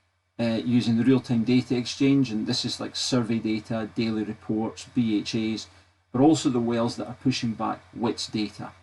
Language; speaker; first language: English; native; English